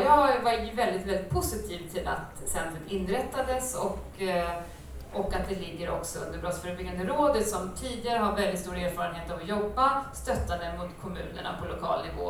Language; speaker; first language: Swedish; native; Swedish